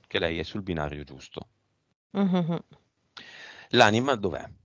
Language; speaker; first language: Italian; native; Italian